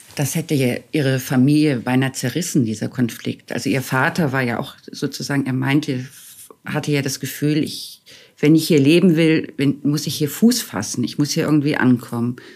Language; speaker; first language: German; native; German